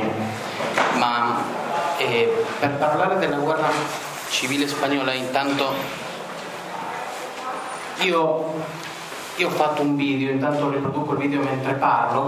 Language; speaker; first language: Italian; non-native, fluent; Spanish